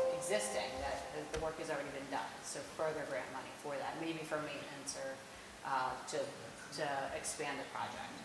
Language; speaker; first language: English; native; English